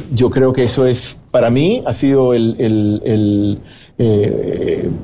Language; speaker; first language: Spanish; native; Spanish